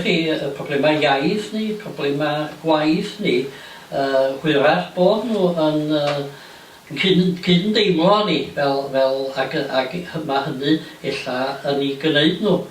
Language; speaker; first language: Welsh; native; Welsh